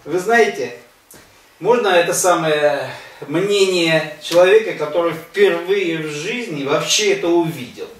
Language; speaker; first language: Russian; native; Russian